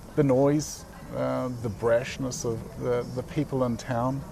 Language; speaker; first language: English; native; English